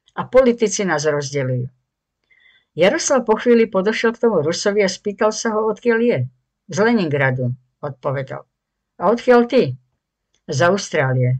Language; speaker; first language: Slovak; native; Slovak